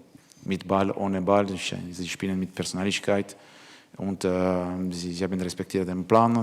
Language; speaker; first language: German; non-native, learner; French